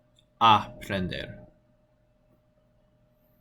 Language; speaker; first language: Spanish; non-native, learner; English